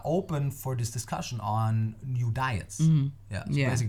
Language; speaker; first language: English; non-native, fluent; German